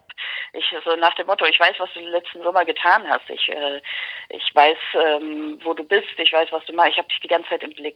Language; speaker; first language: German; native; German